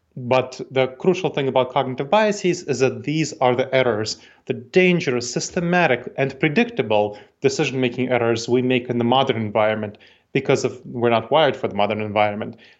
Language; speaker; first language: English; early bilingual, other home language; Russian